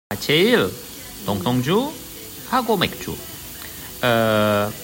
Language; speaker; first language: Korean; non-native, learner; Czech